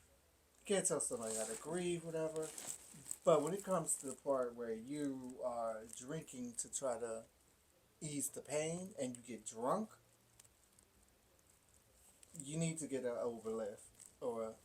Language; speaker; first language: English; native; English